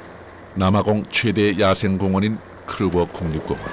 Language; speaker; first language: Korean; native; Korean